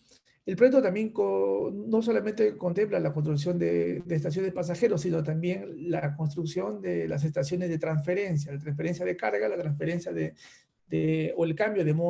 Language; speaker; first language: Spanish; native; Spanish